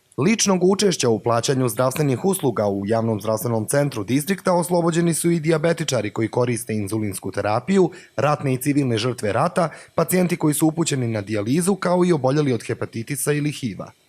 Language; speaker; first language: Bosnian; native; Bosnian